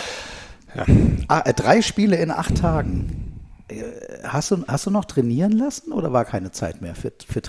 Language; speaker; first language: German; native; German